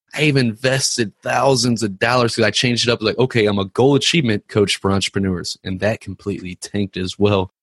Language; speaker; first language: English; native; English